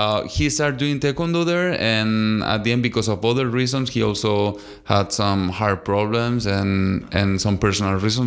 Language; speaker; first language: English; non-native, fluent; Spanish